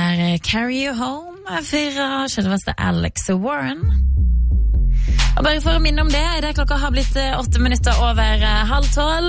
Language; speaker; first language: Norwegian; native; Norwegian